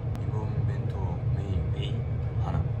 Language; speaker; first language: Korean; non-native, learner; Japanese